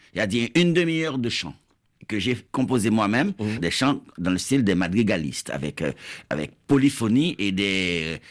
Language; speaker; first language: French; native; French